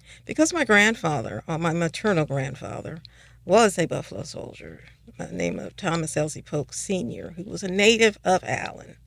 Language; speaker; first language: English; native; English